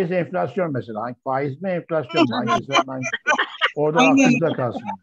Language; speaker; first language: Turkish; native; Turkish